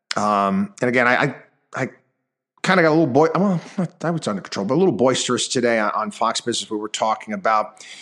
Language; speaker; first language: English; native; English